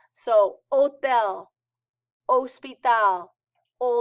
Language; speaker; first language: Spanish; non-native, fluent; English